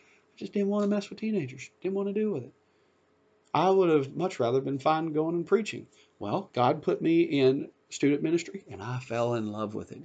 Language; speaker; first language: English; native; English